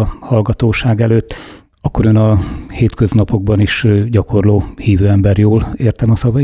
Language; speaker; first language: Hungarian; native; Hungarian